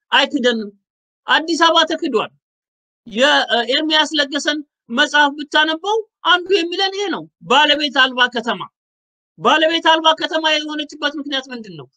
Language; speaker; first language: Amharic; native; Amharic